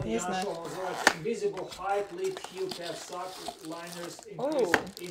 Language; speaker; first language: Russian; native; Russian